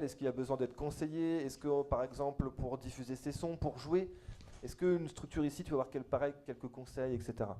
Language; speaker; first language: French; native; French